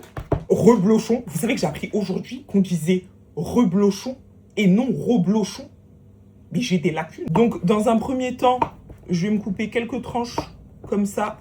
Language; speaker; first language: French; native; French